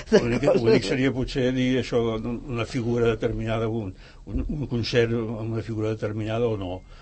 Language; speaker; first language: Catalan; native; Catalan